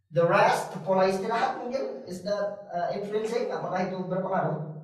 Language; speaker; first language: English; non-native, fluent; Indonesian